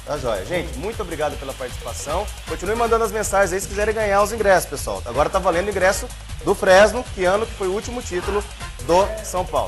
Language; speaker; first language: Portuguese; native; Portuguese